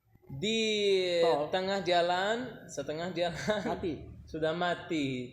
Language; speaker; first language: Indonesian; non-native, learner; Arabic